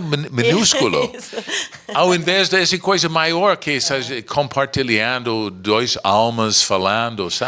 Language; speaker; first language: Portuguese; non-native, learner; English